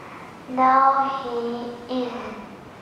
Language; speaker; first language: English; non-native, learner; Vietnamese